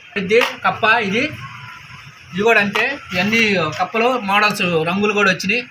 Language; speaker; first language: Telugu; native; Telugu